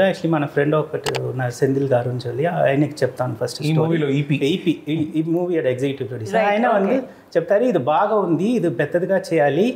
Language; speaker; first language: Telugu; non-native, learner; Tamil